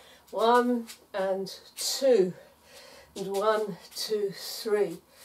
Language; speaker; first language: English; native; English